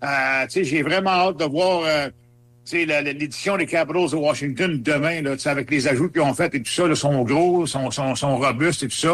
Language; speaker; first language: French; native; French